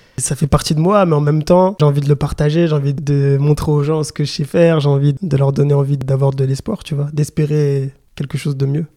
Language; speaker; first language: French; early bilingual, other home language; Lingala